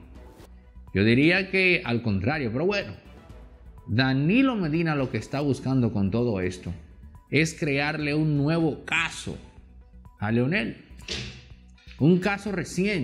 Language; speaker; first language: Spanish; native; Spanish